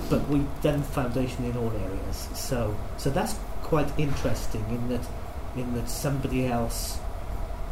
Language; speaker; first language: English; native; English